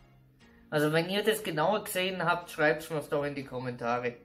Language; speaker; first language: German; native; German